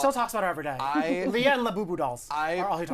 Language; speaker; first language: English; native; English